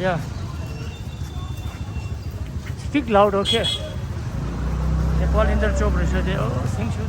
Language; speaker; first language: English; non-native, learner; Tibetan